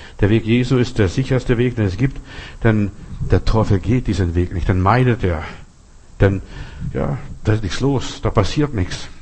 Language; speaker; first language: German; non-native, fluent; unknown